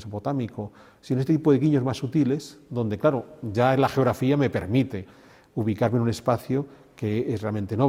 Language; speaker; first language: Spanish; native; Spanish